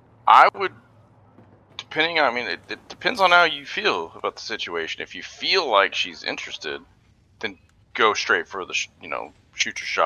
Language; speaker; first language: English; native; English